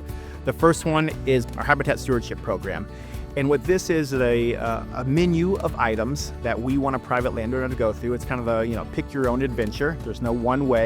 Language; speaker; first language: English; native; English